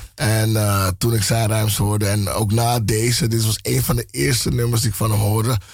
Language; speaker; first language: Dutch; early bilingual, other home language; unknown